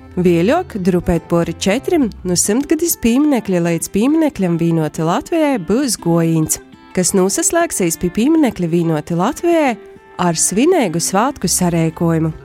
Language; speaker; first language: Latvian; native; Latvian